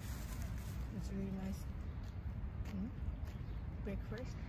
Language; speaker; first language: English; non-native, learner; Japanese